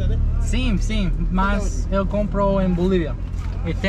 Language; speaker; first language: Portuguese; non-native, learner; English